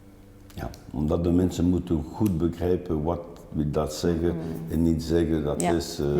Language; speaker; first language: Dutch; non-native, local second language; French